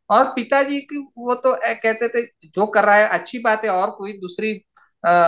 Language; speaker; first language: Hindi; non-native, local second language; Marathi